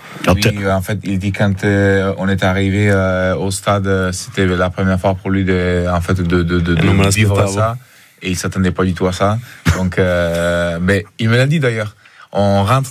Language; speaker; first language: French; non-native, fluent; Italian